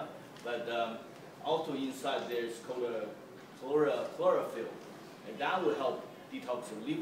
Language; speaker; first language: English; non-native, fluent; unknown